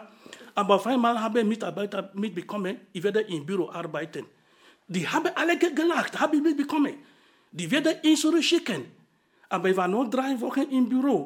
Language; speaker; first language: German; non-native, fluent; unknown